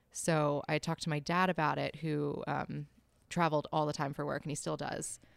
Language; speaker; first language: English; native; English